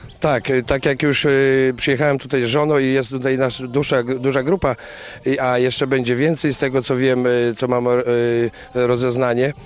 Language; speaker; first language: Polish; native; Polish